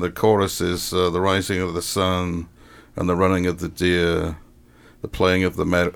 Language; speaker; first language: English; native; English